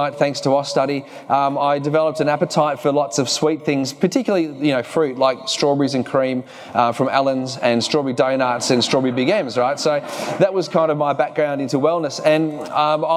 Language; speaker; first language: English; native; English